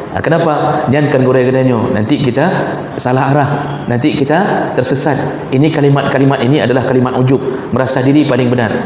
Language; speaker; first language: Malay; non-native, local second language; Achinese